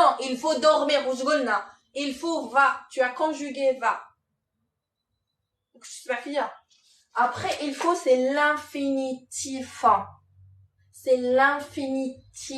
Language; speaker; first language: French; non-native, local second language; Arabic